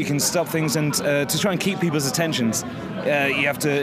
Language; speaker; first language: English; native; English